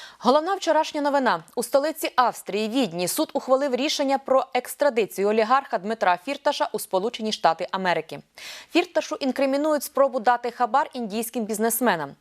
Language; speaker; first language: Ukrainian; native; Ukrainian